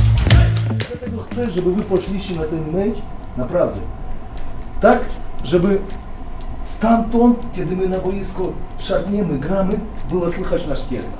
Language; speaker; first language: Polish; non-native, learner; Russian